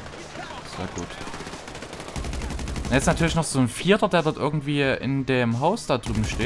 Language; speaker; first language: German; native; German